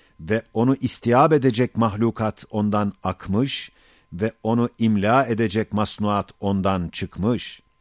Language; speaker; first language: Turkish; native; Turkish